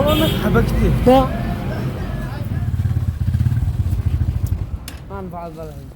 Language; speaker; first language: Arabic; native; Arabic